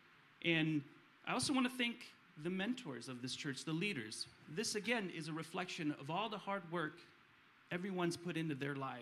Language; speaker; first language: English; early bilingual, other home language; Romanian